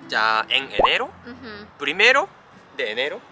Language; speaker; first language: Spanish; non-native, learner; Japanese